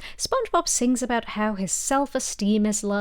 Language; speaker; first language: English; native; English